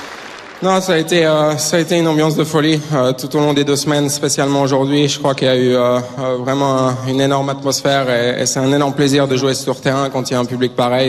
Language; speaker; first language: French; native; French